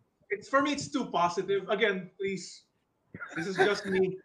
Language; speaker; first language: English; non-native, local second language; Filipino